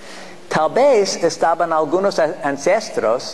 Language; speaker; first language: Spanish; non-native, fluent; English